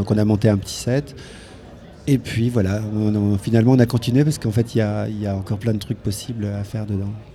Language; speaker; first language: French; native; French